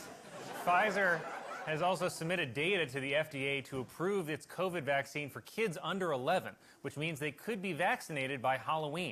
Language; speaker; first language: English; native; English